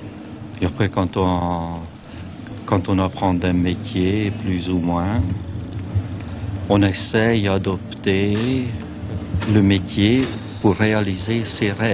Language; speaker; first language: French; non-native, fluent; Hungarian